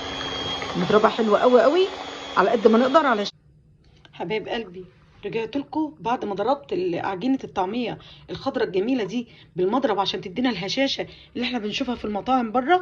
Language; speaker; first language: Arabic; native; Arabic